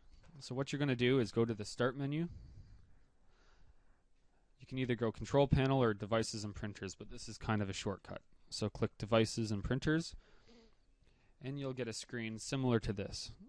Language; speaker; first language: English; native; English